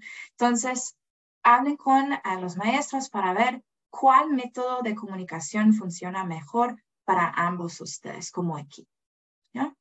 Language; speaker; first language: Spanish; non-native, fluent; English